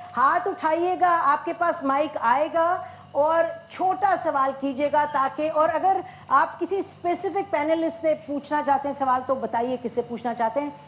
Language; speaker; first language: Urdu; native; Urdu